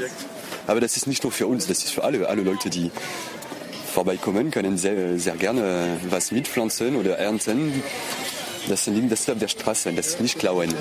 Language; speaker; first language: German; non-native, fluent; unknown